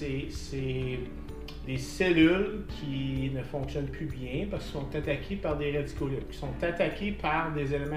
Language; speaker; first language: French; native; French